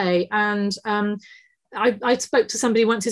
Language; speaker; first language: English; native; English